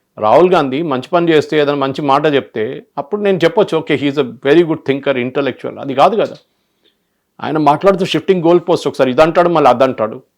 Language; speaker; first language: Telugu; non-native, local second language; Malayalam